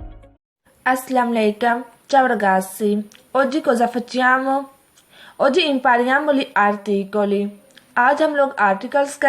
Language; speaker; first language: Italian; non-native, fluent; Urdu